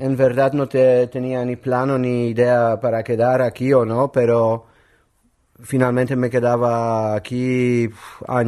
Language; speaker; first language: Spanish; non-native, learner; Polish